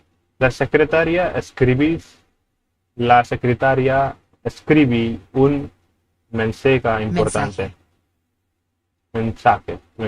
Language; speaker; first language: Spanish; non-native, learner; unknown